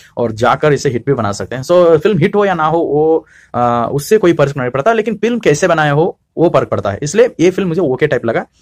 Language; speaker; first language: Hindi; non-native, local second language; Kannada